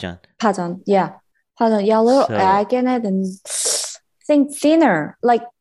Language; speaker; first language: English; non-native, learner; Korean